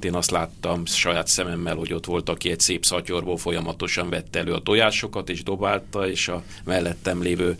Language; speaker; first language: Hungarian; native; Hungarian